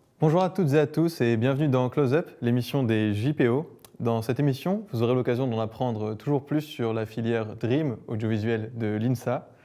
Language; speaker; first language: French; native; French